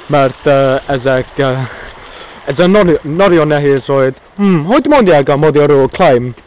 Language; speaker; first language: Hungarian; non-native, learner; English